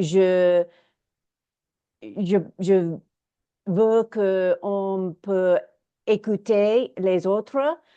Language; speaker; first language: French; non-native, learner; English